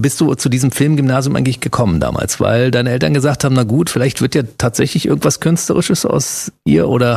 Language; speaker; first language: German; native; German